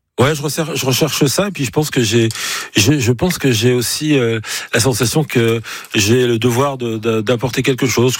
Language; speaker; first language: French; native; French